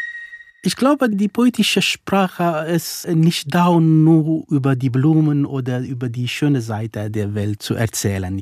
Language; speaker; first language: German; non-native, fluent; Kurdish